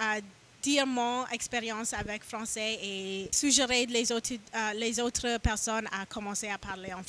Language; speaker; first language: French; non-native, learner; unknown